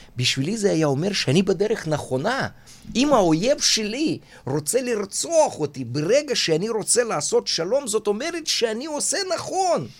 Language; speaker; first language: Hebrew; non-native, fluent; Russian